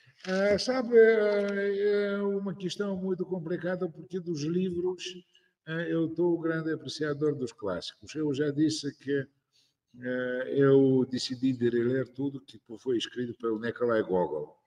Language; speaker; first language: Portuguese; non-native, fluent; Russian